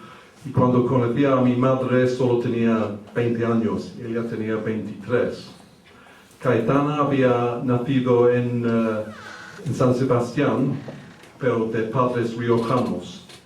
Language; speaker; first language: Spanish; early bilingual, heritage; English